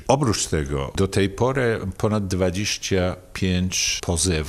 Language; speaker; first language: Polish; non-native, fluent; Kurdish